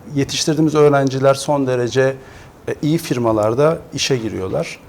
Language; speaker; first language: Turkish; native; Turkish